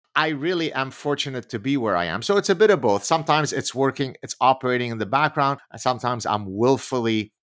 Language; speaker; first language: English; early bilingual, other home language; Arabic